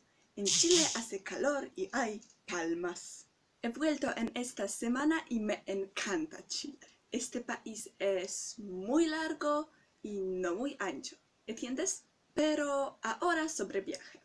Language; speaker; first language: Spanish; non-native, learner; Polish